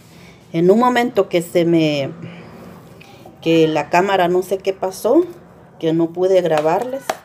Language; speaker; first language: Spanish; native; Spanish